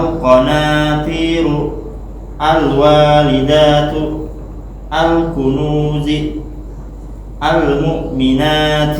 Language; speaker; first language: Arabic; non-native, learner; Indonesian